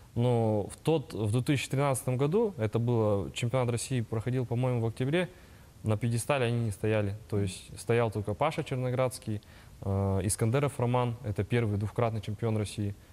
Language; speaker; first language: Russian; native; Russian